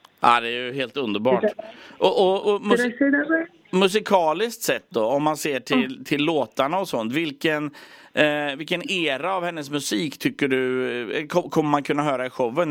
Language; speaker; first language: Swedish; native; Swedish